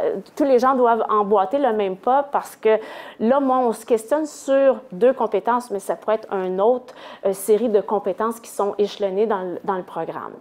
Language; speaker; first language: French; native; French